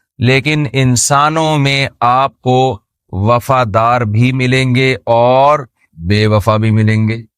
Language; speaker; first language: Urdu; native; Urdu